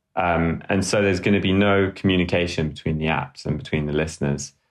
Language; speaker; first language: English; native; English